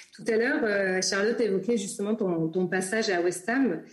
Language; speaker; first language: French; native; French